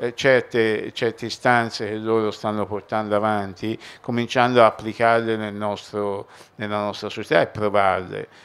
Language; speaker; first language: Italian; native; Italian